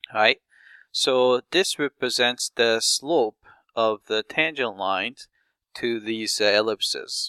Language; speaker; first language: English; non-native, fluent; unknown